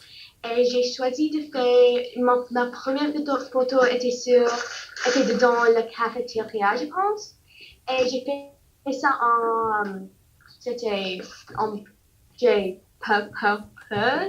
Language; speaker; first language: French; non-native, learner; English